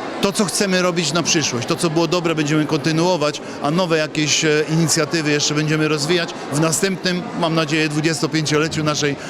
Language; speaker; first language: Polish; native; Polish